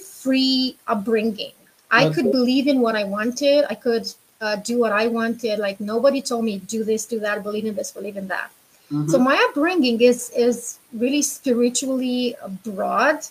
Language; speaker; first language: English; non-native, fluent; Romanian